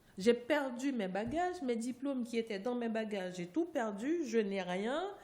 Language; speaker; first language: French; non-native, local second language; Haitian Creole